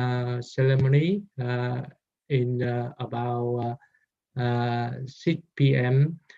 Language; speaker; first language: English; non-native, learner; Vietnamese